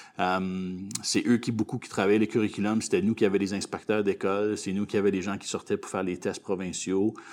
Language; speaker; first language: French; native; French